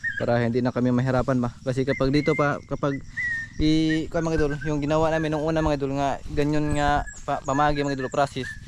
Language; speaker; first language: Filipino; non-native, local second language; Cebuano